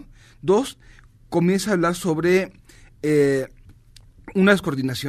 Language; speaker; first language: Spanish; native; Spanish